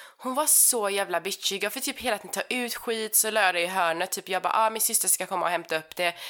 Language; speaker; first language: Swedish; early bilingual, heritage; Swedish